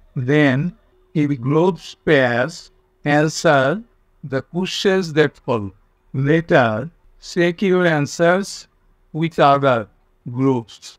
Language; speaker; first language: English; non-native, local second language; Bangla